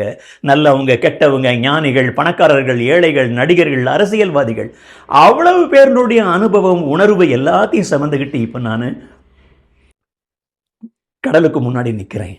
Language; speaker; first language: Tamil; native; Tamil